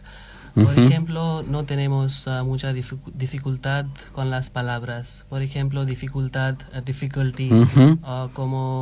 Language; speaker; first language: Spanish; non-native, fluent; Hindi